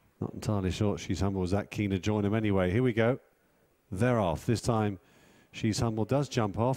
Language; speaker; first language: English; native; English